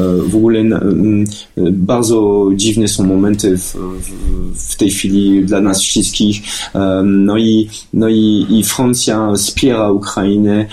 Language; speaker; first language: Polish; non-native, fluent; French